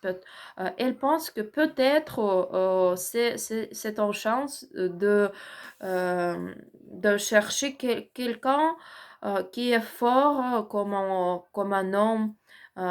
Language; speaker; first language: French; non-native, learner; Ukrainian